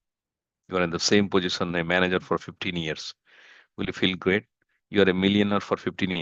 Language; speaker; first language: English; non-native, fluent; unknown